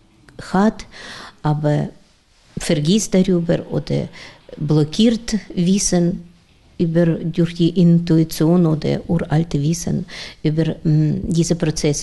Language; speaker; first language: German; non-native, learner; Russian